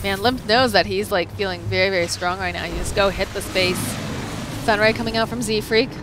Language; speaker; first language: English; native; English